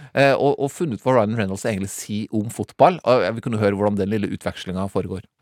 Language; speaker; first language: Norwegian; native; Norwegian